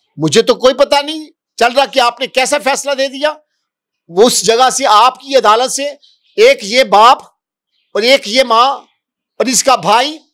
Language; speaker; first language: Urdu; non-native, local second language; Punjabi